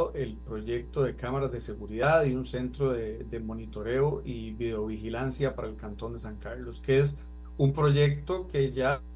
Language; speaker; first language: Spanish; native; Spanish